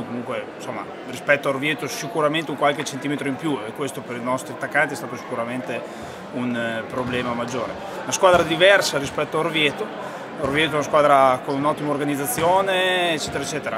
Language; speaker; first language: Italian; native; Italian